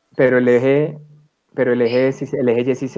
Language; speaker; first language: Spanish; native; Spanish